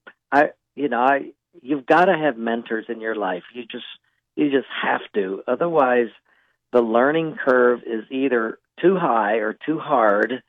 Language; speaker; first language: English; non-native, local second language; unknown